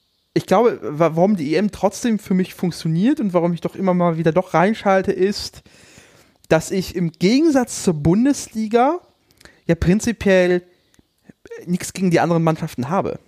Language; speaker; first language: German; native; German